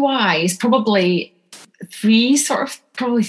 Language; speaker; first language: English; native; English